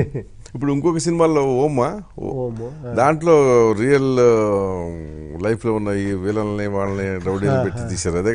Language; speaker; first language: Telugu; native; Telugu